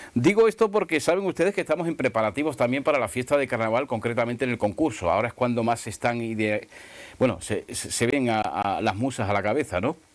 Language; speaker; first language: Spanish; native; Spanish